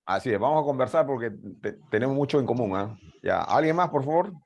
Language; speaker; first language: Spanish; native; Spanish